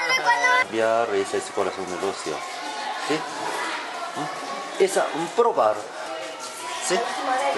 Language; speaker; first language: Spanish; non-native, learner; Korean